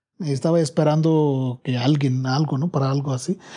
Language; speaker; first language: Spanish; non-native, learner; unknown